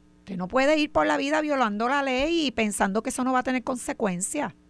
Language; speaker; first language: Spanish; native; Spanish